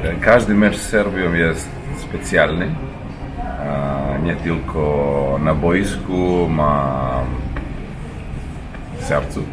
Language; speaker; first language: Polish; non-native, learner; Serbian